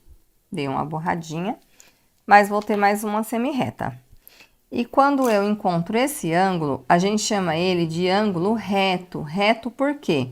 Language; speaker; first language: Portuguese; native; Portuguese